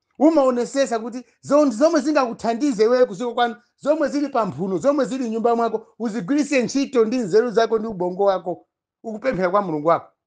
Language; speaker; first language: Nyanja; non-native, local second language; Tumbuka